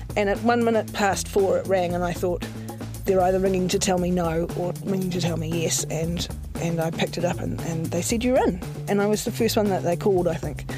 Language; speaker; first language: English; native; English